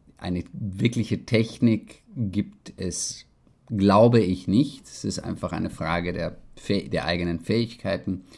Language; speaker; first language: German; early bilingual, heritage; Italian